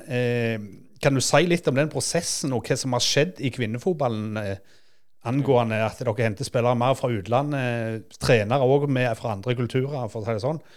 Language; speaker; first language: Norwegian; native; Norwegian